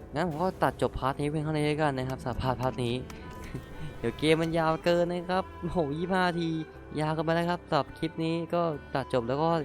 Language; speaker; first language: Thai; native; Thai